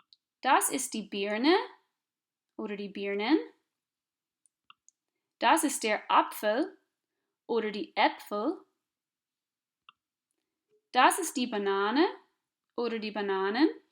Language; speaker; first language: German; non-native, fluent; English